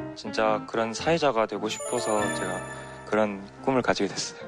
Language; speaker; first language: Korean; native; Korean